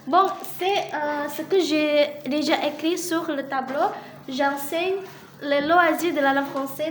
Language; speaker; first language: French; non-native, learner; Indonesian